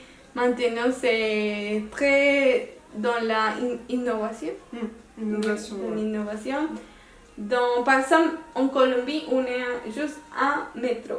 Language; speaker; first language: French; non-native, local second language; Spanish